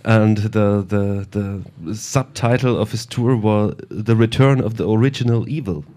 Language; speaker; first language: English; non-native, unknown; German